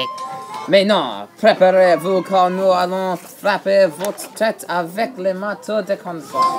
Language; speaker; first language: French; non-native, learner; English